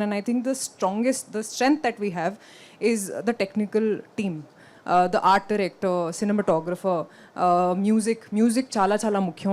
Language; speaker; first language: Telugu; non-native, fluent; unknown